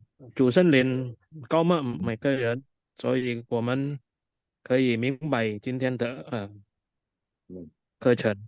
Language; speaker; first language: Chinese; non-native, learner; Indonesian